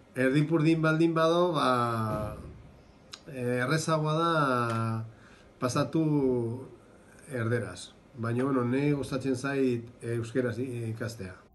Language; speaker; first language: Basque; non-native, local second language; Spanish